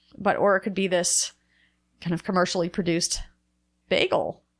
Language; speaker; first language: English; native; English